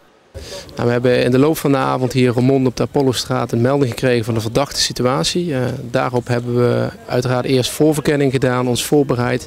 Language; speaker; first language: Dutch; native; Dutch